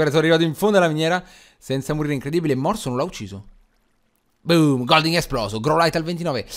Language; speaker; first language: Italian; native; Italian